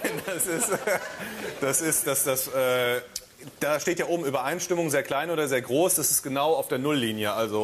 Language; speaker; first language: German; native; German